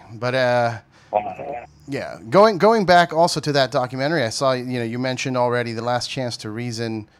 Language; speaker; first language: English; native; English